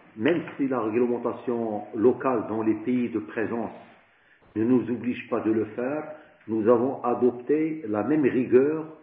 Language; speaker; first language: French; non-native, local second language; Arabic